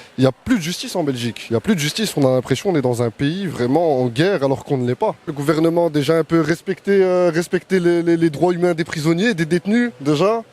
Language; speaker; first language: French; native; French